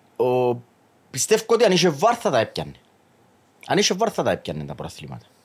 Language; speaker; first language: Greek; native; Greek